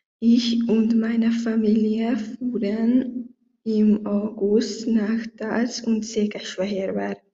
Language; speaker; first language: German; non-native, learner; Hungarian